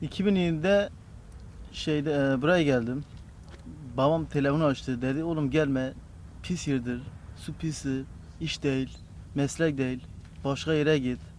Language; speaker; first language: Turkish; non-native, local second language; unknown